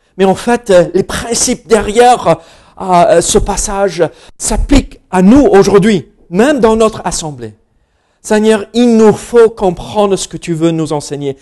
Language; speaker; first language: French; non-native, fluent; English